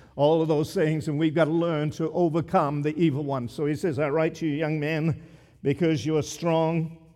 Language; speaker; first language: English; native; English